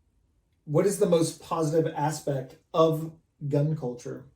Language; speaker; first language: English; native; English